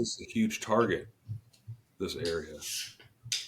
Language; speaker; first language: English; native; English